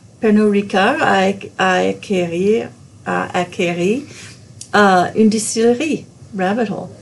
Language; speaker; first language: French; non-native, fluent; English